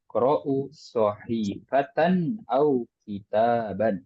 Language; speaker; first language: Arabic; non-native, fluent; Indonesian